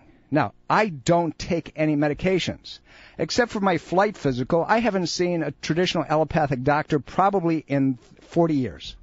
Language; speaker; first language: English; native; English